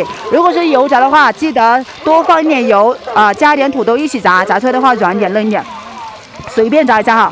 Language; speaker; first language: Chinese; native; Chinese